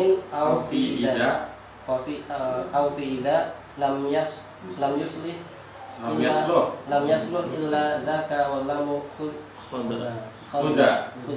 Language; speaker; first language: Arabic; non-native, learner; Indonesian